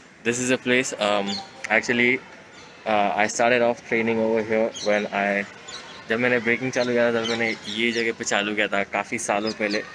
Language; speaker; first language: Hindi; native; Hindi